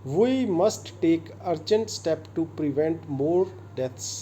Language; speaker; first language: English; non-native, local second language; Punjabi